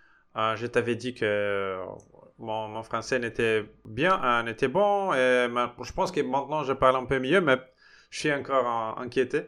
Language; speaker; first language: French; non-native, fluent; Portuguese